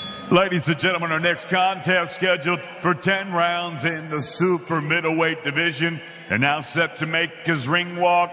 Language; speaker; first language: English; native; English